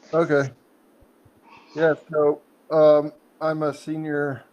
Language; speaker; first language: English; native; English